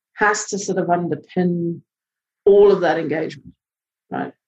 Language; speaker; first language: English; native; English